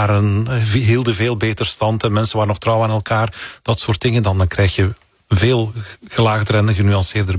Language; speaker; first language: Dutch; native; Dutch